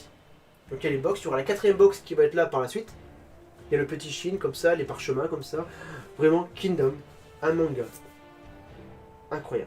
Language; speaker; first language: French; native; French